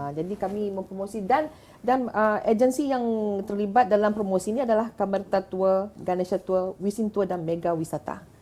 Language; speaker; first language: Malay; native; Malay